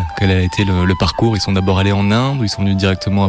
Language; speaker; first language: French; native; French